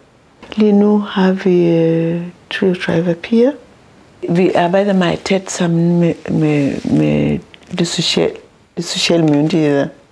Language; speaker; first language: Danish; non-native, local second language; Masai